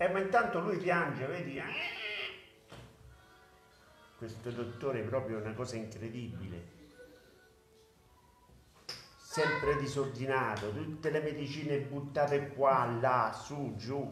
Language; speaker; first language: Italian; native; Italian